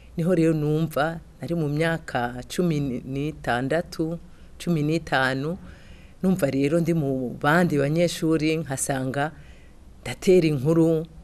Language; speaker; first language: Rundi; non-native, local second language; Swahili